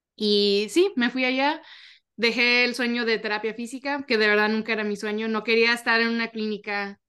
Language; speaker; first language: Spanish; early bilingual, heritage; Spanish